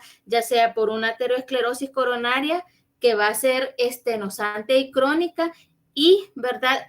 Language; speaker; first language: Spanish; native; Spanish